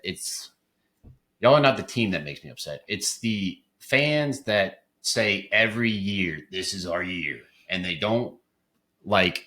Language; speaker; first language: English; native; English